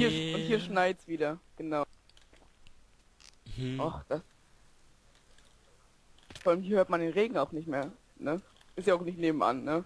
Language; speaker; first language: German; native; German